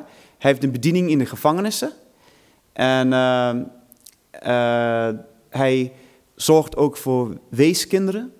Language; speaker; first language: Dutch; non-native, fluent; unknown